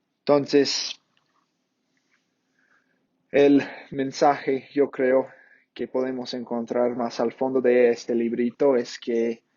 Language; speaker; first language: Spanish; non-native, fluent; English